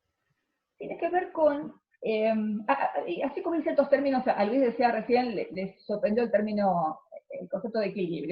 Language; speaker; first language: Spanish; native; Spanish